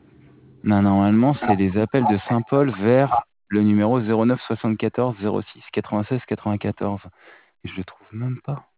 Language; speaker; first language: French; native; French